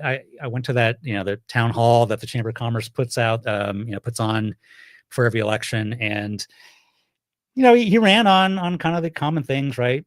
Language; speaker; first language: English; native; English